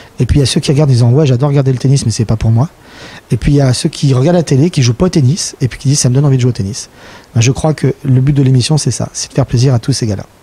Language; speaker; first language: French; native; French